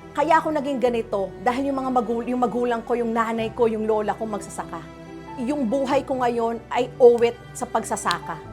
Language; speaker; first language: Filipino; native; Filipino